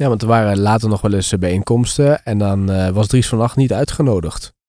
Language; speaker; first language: Dutch; native; Dutch